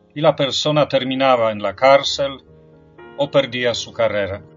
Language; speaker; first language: Spanish; non-native, fluent; Polish